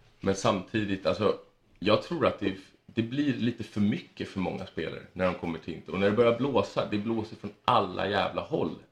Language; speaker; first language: Swedish; early bilingual, other home language; Spanish